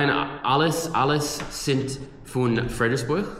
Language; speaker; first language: German; non-native, learner; English